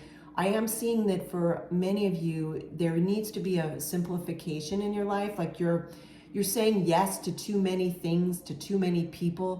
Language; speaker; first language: English; native; English